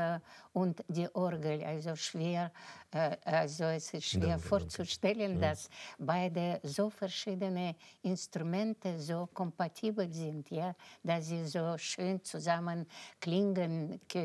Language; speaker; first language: German; non-native, fluent; Russian